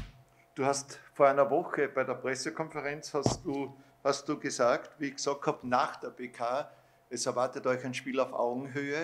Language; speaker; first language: German; native; German